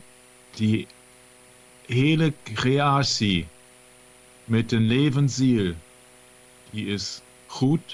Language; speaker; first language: Dutch; non-native, learner; German